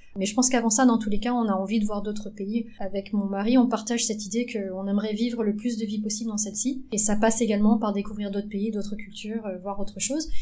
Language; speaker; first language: French; early bilingual, other home language; Vietnamese